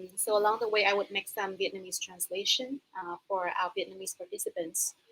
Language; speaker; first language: English; non-native, fluent; Vietnamese